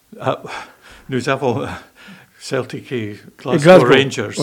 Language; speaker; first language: French; non-native, learner; English